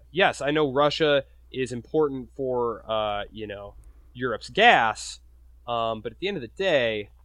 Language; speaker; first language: English; native; English